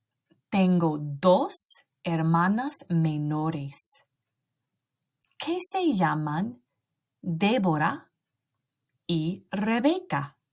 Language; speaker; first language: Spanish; non-native, learner; English